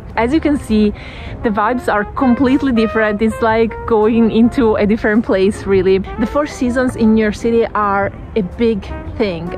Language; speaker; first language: English; non-native, fluent; Italian